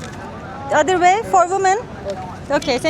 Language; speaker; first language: English; non-native, learner; Turkish